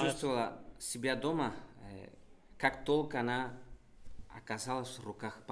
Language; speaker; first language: Russian; non-native, fluent; Spanish